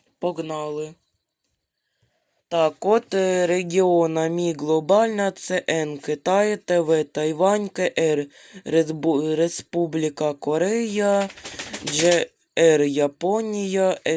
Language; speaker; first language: Ukrainian; non-native, local second language; Russian